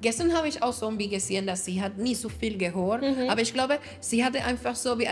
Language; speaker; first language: German; non-native, fluent; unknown